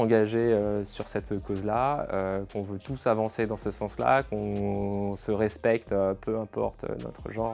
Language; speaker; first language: French; native; French